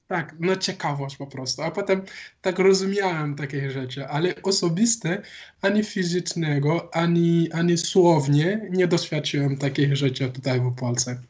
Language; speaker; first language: Polish; non-native, learner; Wolof